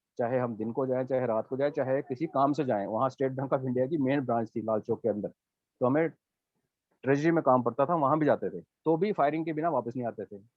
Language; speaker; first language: Hindi; non-native, local second language; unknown